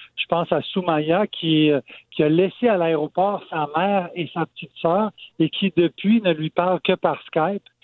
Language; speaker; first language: French; native; French